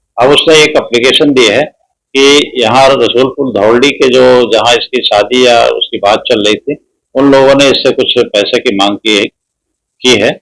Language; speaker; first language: Hindi; native; Hindi